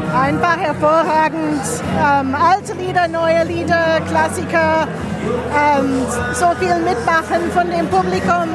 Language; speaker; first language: German; non-native, fluent; English